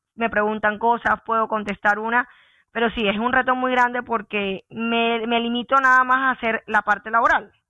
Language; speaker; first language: Spanish; native; Spanish